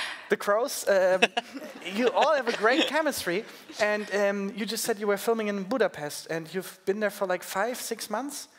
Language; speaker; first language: English; non-native, fluent; German